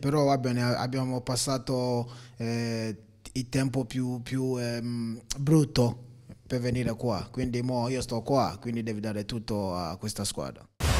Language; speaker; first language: Italian; non-native, fluent; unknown